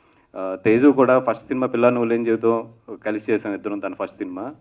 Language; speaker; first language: Telugu; native; Telugu